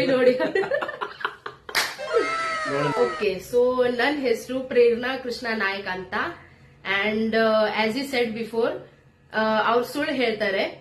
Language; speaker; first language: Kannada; non-native, learner; Marathi